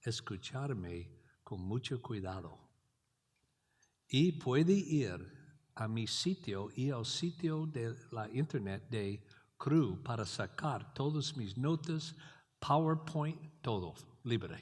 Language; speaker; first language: Spanish; non-native, learner; English